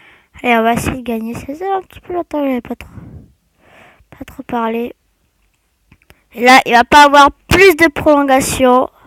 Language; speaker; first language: French; native; French